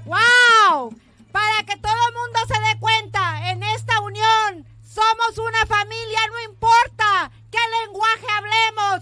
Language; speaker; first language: Spanish; early bilingual, heritage; Spanish